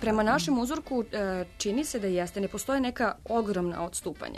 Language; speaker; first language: Serbian; native; Serbian